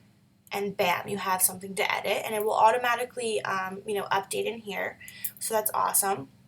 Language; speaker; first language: English; native; English